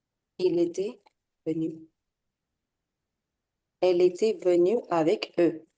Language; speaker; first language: French; non-native, fluent; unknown